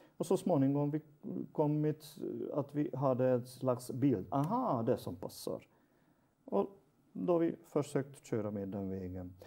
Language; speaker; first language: Swedish; non-native, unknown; Hungarian